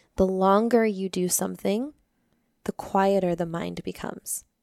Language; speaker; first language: English; native; English